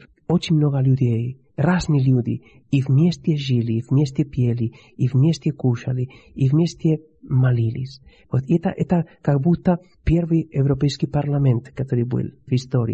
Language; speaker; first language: Russian; non-native, fluent; Spanish